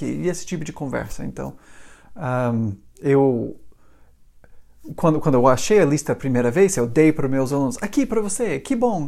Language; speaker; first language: Portuguese; non-native, fluent; English